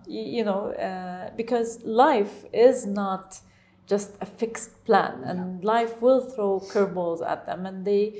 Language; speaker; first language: English; non-native, fluent; Arabic